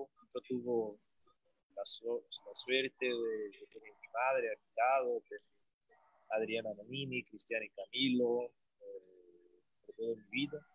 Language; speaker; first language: Spanish; non-native, learner; Portuguese